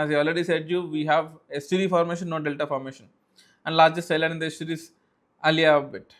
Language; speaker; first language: English; non-native, local second language; Telugu